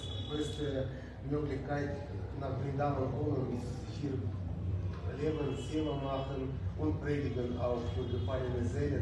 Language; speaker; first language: German; non-native, learner; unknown